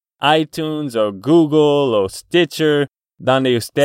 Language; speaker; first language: Spanish; non-native, learner; English